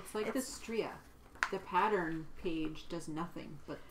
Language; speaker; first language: English; native; English